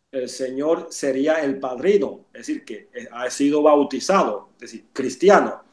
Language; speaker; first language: Spanish; native; Spanish